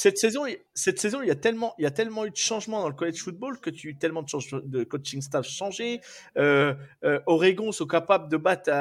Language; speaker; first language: French; native; French